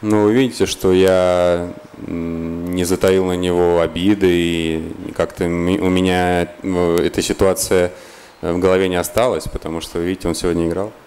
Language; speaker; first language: Russian; native; Russian